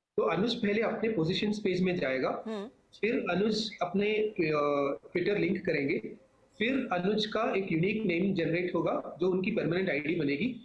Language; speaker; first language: Hindi; non-native, local second language; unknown